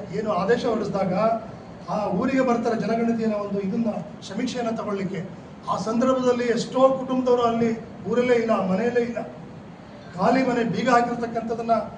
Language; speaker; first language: Kannada; non-native, local second language; Lambadi